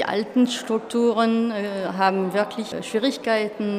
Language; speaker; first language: German; non-native, fluent; French